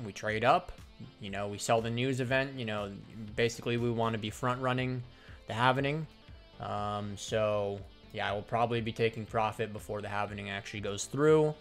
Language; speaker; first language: English; native; English